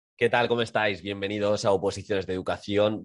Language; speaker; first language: Spanish; native; Spanish